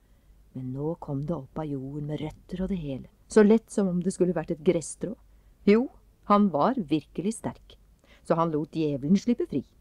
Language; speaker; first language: Norwegian; native; Norwegian